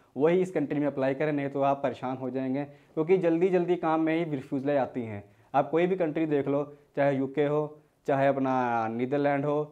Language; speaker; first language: Hindi; native; Hindi